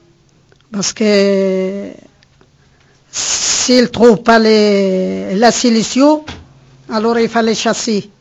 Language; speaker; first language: French; non-native, learner; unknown